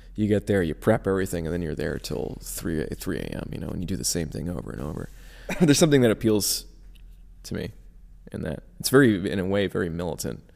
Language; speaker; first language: English; native; English